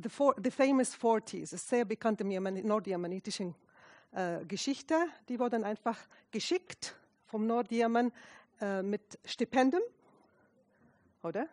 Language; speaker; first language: German; non-native, fluent; Arabic